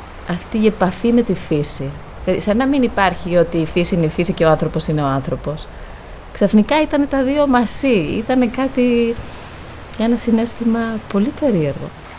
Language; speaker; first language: Greek; non-native, fluent; Spanish